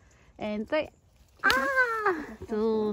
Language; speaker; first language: Dutch; non-native, learner; Indonesian